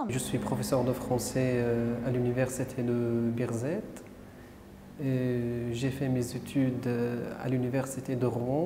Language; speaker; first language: French; non-native, fluent; Arabic